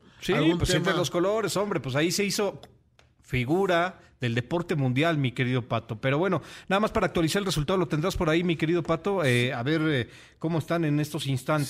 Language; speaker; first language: Spanish; native; Spanish